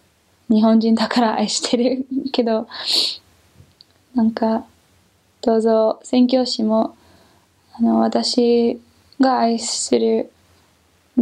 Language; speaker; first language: Japanese; non-native, fluent; English